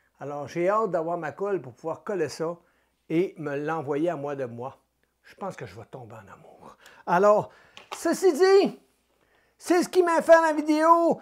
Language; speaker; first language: French; native; French